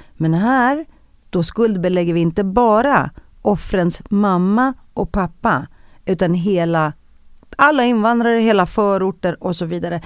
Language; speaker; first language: Swedish; early bilingual, other home language; Greek